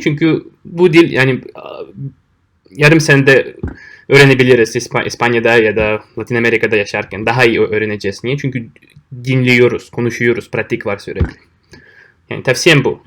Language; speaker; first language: Turkish; non-native, fluent; Russian